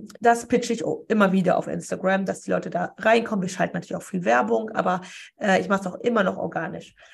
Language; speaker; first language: German; early bilingual, other home language; Polish